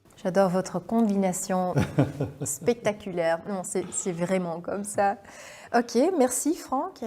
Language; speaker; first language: French; non-native, local second language; Dutch